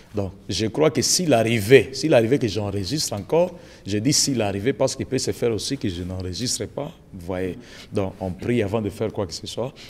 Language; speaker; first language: French; non-native, local second language; Lingala